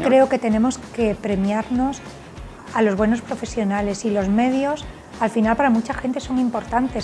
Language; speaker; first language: Spanish; native; Spanish